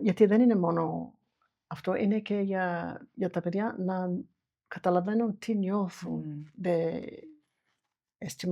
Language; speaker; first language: Greek; non-native, fluent; English